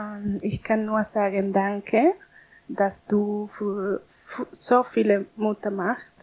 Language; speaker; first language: German; non-native, learner; Spanish